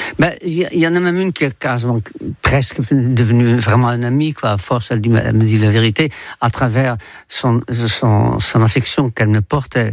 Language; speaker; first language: French; non-native, fluent; Dutch